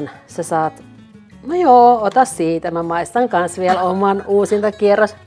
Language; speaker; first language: Finnish; native; Finnish